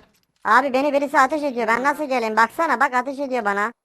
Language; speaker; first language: Turkish; native; Turkish